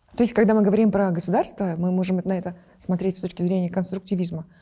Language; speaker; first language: Russian; non-native, local second language; Kyrgyz